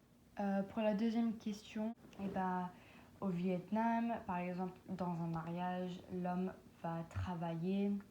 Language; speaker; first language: French; non-native, learner; English